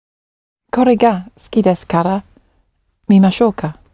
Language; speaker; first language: Japanese; non-native, learner; English